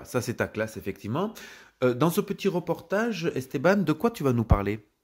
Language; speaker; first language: French; native; French